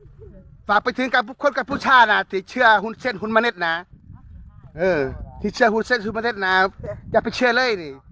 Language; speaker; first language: Thai; non-native, learner; Khmer